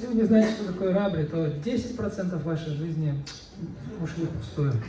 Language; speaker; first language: Russian; native; Russian